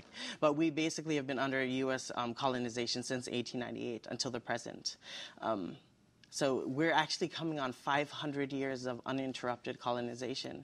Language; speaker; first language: English; native; English